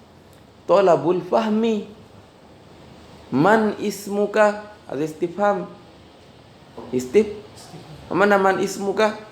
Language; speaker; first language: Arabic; non-native, fluent; Indonesian